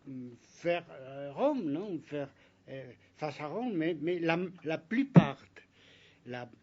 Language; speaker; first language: French; non-native, fluent; Spanish